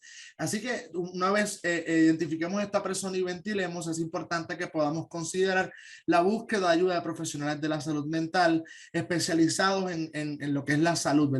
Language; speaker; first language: Spanish; native; Spanish